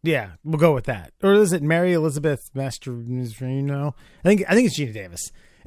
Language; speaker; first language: English; native; English